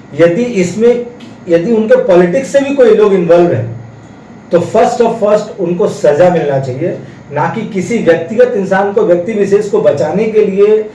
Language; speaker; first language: Hindi; non-native, local second language; Bangla